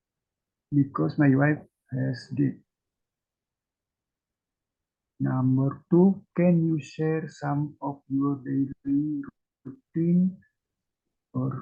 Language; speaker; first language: English; non-native, learner; Indonesian